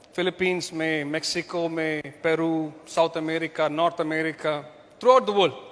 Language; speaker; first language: Hindi; non-native, local second language; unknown